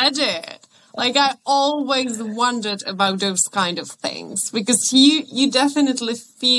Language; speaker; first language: English; non-native, fluent; Czech